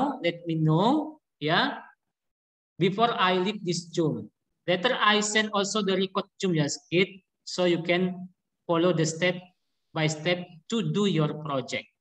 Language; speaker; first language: English; non-native, learner; Indonesian